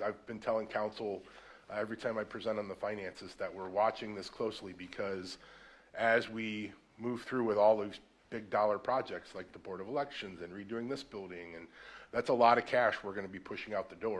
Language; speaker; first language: English; native; English